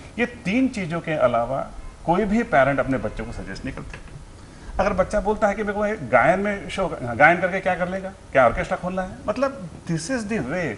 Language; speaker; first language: Hindi; native; Hindi